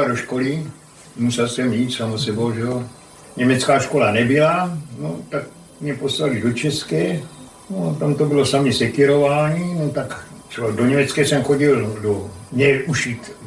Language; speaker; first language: Czech; non-native, local second language; German